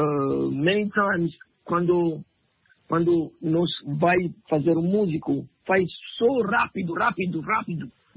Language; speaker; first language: Portuguese; non-native, learner; French